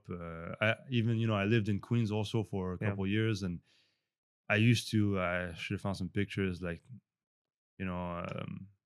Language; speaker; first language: English; non-native, fluent; French